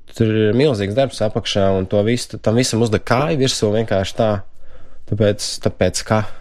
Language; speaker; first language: Latvian; native; Latvian